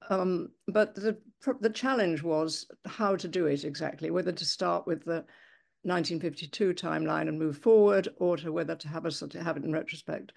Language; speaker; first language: English; native; English